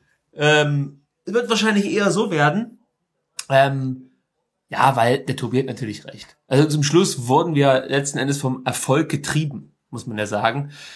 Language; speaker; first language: German; native; German